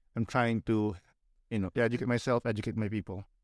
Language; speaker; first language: English; non-native, local second language; Filipino